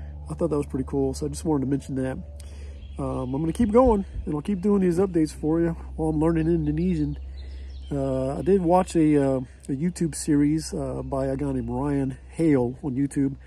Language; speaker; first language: English; native; English